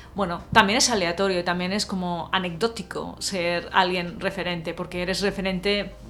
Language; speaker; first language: Spanish; native; Spanish